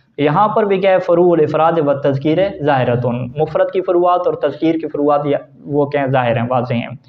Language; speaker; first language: Urdu; native; Urdu